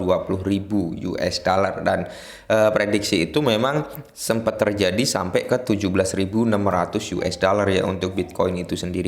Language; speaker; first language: Indonesian; native; Indonesian